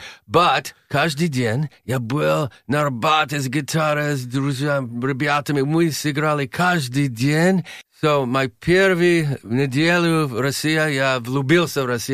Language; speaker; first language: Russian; non-native, learner; English